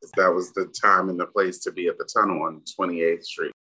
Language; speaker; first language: English; native; English